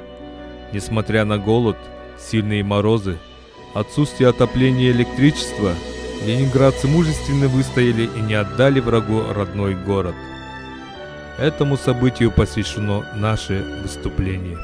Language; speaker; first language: Russian; native; Russian